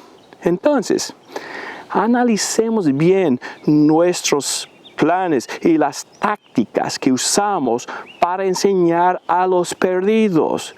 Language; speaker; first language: Spanish; non-native, fluent; English